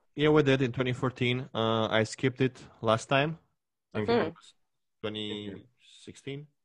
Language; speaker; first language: English; non-native, fluent; Romanian